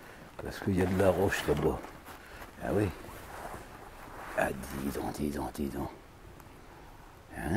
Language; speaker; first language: French; native; French